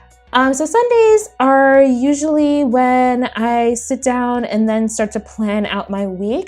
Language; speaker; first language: English; native; English